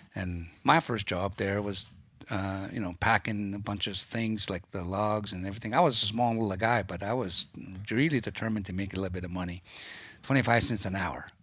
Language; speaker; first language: English; native; English